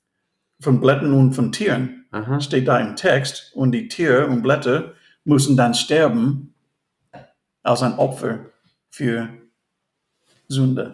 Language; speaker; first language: German; non-native, fluent; English